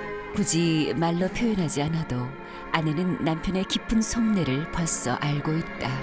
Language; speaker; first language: Korean; native; Korean